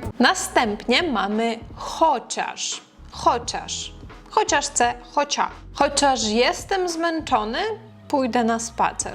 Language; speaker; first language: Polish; non-native, fluent; Ukrainian